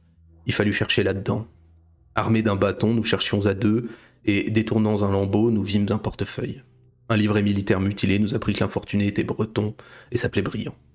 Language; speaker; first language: French; native; French